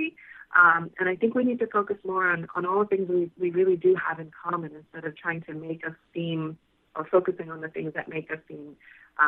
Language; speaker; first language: English; native; English